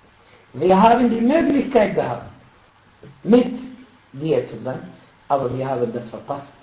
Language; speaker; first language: German; non-native, fluent; Arabic